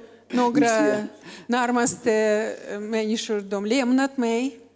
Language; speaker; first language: Swedish; non-native, learner; Russian